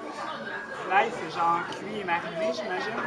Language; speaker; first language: French; native; French